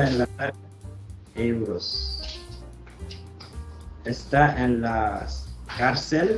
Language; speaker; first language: Spanish; non-native, learner; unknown